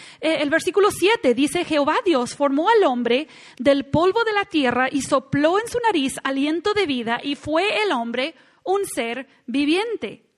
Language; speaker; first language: Spanish; non-native, fluent; English